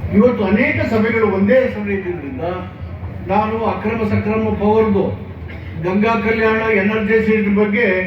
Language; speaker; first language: Kannada; native; Kannada